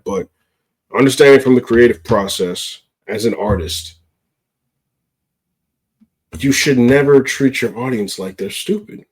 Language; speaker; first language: English; native; English